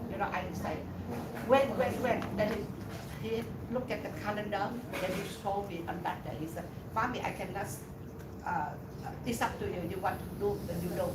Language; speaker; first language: English; non-native, learner; Vietnamese